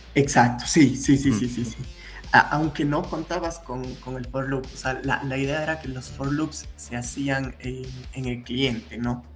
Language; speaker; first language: Spanish; native; Spanish